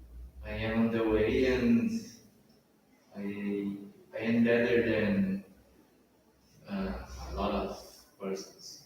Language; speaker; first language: English; non-native, learner; Portuguese